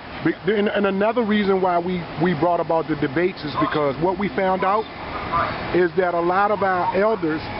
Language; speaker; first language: English; native; English